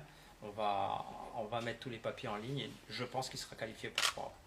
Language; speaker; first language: French; native; French